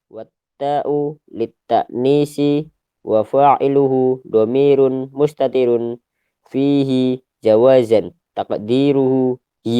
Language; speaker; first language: Arabic; non-native, learner; Indonesian